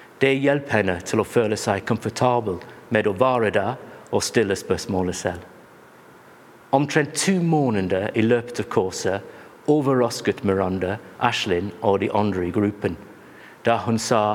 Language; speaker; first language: Norwegian; non-native, fluent; English